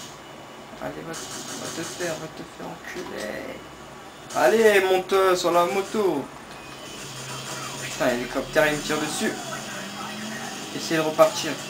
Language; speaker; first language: French; native; French